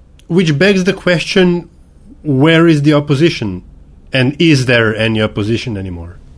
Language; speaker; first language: English; non-native, fluent; Slovenian